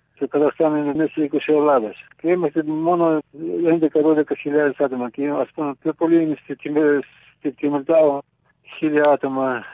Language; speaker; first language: Greek; early bilingual, heritage; Greek